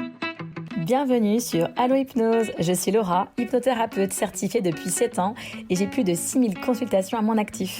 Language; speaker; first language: French; native; French